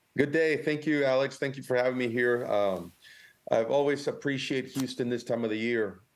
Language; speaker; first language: English; early bilingual, other home language; Spanish